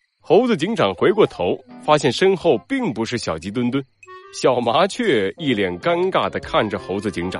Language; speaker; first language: Chinese; native; Chinese